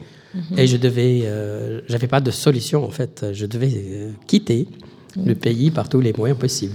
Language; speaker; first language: French; non-native, local second language; Arabic